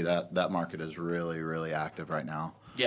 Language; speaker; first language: English; native; English